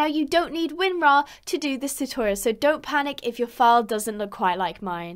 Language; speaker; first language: English; native; English